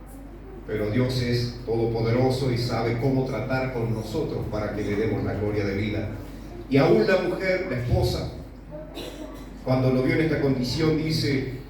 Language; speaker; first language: Spanish; native; Spanish